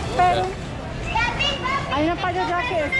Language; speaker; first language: Spanish; native; Spanish